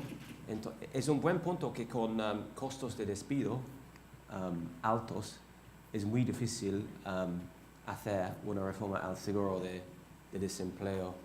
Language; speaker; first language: Spanish; non-native, fluent; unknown